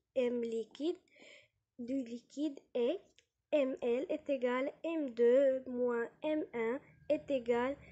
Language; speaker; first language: French; non-native, local second language; Arabic